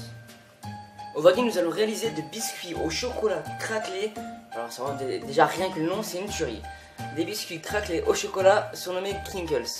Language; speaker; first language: French; native; French